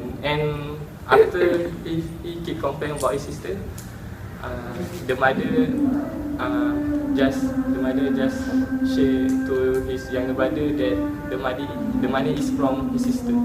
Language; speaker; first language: English; non-native, local second language; Malay